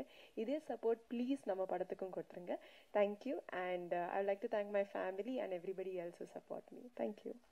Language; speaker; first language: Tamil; non-native, local second language; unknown